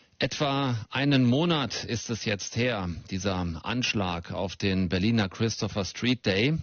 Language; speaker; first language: German; native; German